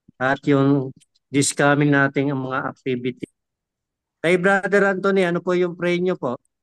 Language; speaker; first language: Filipino; native; Filipino